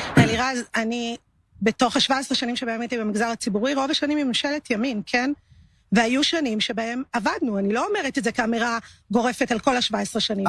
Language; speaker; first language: Hebrew; native; Hebrew